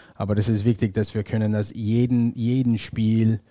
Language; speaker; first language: German; non-native, fluent; English